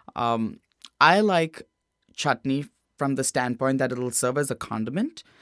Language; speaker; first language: English; non-native, local second language; Hindi